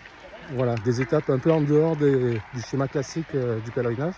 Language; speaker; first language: French; native; French